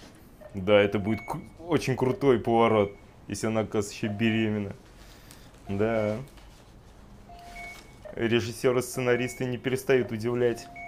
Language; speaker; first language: Russian; native; Russian